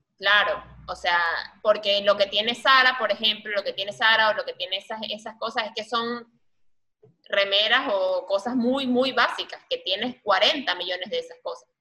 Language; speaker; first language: Spanish; native; Spanish